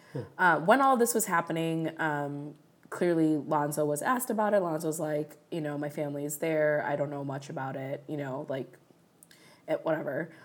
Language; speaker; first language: English; early bilingual, other home language; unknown